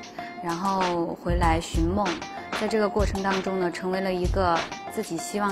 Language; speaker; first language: Chinese; native; Chinese